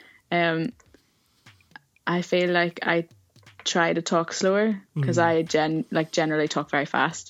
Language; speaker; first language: English; native; English